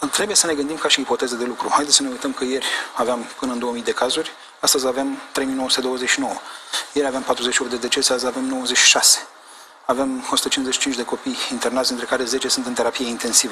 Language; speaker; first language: Romanian; native; Romanian